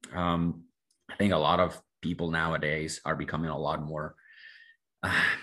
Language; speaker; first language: English; non-native, fluent; Spanish